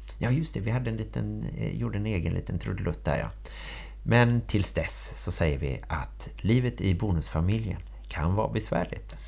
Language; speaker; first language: Swedish; native; Swedish